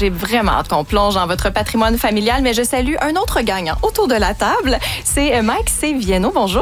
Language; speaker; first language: French; native; French